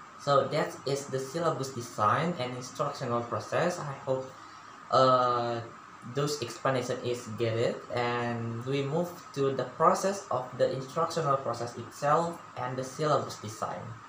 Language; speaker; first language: English; non-native, learner; Balinese